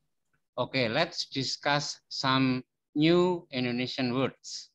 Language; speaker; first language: English; non-native, fluent; Indonesian